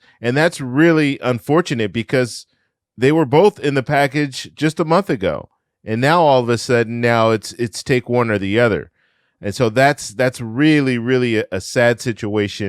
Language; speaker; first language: English; native; English